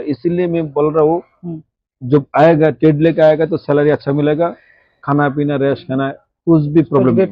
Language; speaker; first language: Hindi; non-native, local second language; Bangla